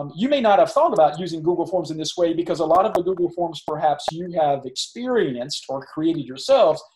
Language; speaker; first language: English; native; English